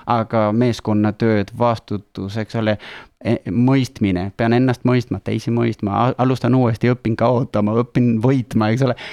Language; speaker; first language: Estonian; non-native, fluent; Spanish